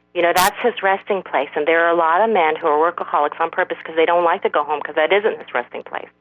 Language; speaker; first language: English; non-native, fluent; Korean